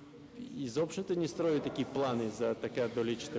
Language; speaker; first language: Bulgarian; non-native, learner; Russian